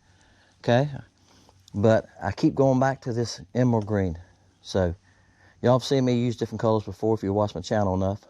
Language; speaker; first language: English; native; English